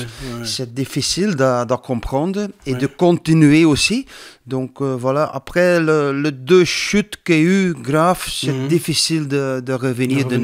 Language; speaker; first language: French; non-native, learner; Dutch